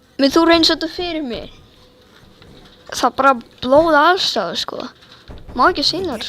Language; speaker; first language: Icelandic; early bilingual, heritage; Swedish